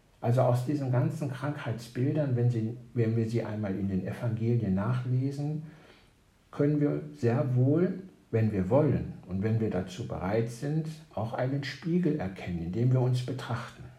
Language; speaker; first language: German; native; German